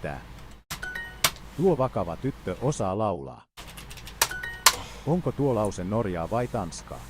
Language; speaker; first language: Finnish; non-native, learner; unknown